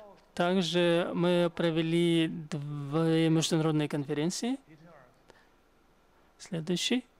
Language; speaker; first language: Russian; non-native, fluent; Chinese